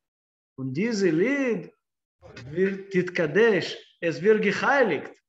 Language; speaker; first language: German; non-native, fluent; Russian